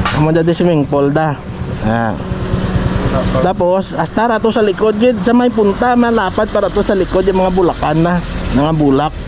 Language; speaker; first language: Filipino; non-native, local second language; Hiligaynon